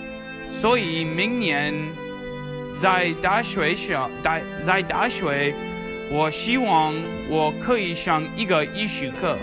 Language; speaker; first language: Chinese; non-native, learner; English